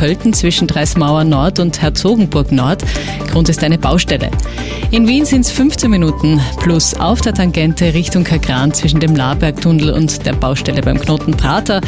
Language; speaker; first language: German; native; German